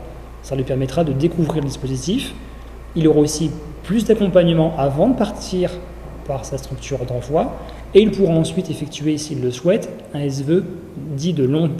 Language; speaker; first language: French; native; French